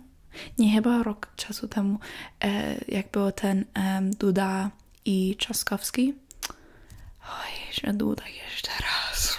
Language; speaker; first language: Polish; early bilingual, heritage; English